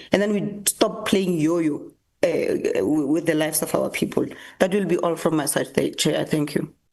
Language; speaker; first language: English; non-native, local second language; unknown